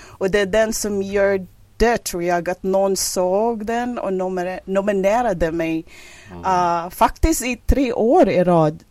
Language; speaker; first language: Swedish; non-native, fluent; Filipino